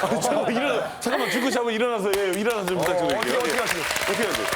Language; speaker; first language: Korean; native; Korean